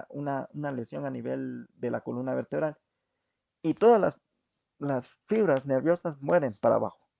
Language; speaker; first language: Spanish; native; Spanish